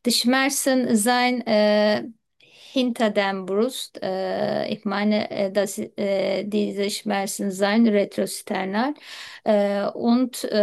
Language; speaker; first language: German; non-native, learner; Turkish